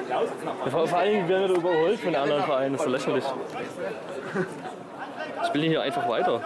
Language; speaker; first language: German; native; German